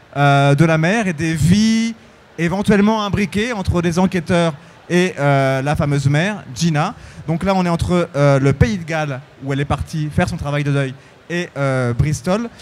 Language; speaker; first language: French; native; French